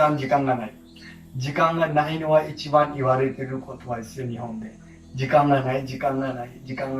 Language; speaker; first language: Japanese; non-native, fluent; Hindi